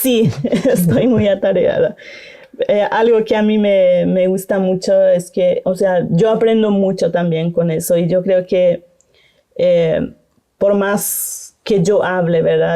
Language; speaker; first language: Spanish; non-native, local second language; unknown